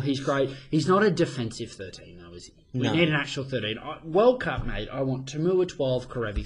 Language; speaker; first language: English; native; English